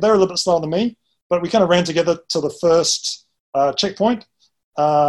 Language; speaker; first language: English; native; English